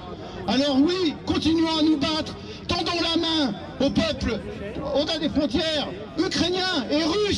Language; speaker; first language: French; native; French